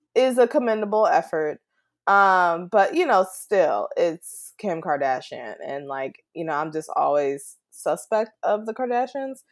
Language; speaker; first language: English; native; English